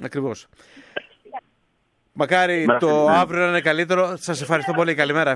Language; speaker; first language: Greek; native; Greek